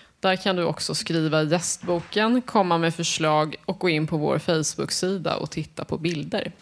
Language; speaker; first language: Swedish; native; Swedish